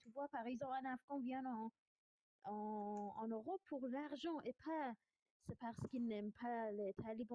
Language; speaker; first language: French; non-native, fluent; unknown